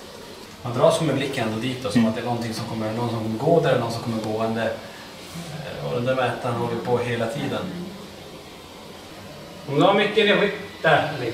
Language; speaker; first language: Swedish; native; Swedish